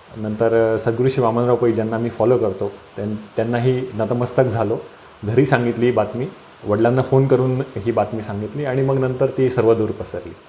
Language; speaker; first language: Marathi; native; Marathi